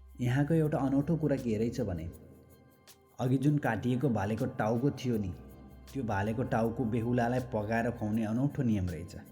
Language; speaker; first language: Nepali; native; Nepali